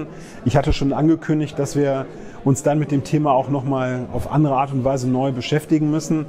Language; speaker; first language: German; native; German